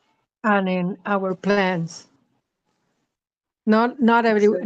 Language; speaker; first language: English; non-native, fluent; Spanish